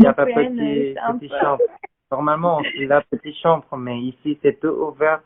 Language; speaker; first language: French; non-native, learner; Korean